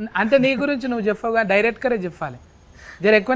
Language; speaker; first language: Telugu; native; Telugu